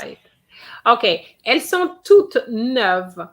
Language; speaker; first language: French; non-native, fluent; English